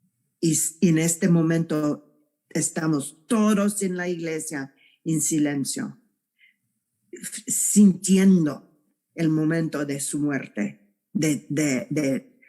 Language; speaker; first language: Spanish; non-native, fluent; English